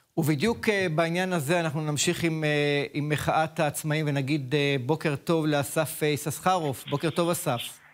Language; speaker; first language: Hebrew; native; Hebrew